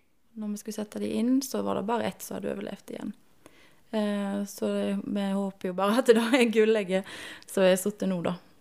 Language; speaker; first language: Norwegian; native; Norwegian